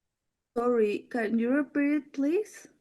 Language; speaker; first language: English; non-native, learner; Spanish